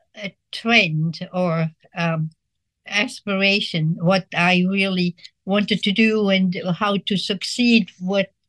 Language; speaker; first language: English; non-native, fluent; Swiss German